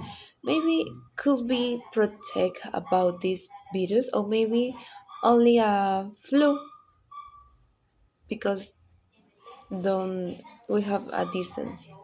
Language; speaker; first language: English; non-native, learner; Spanish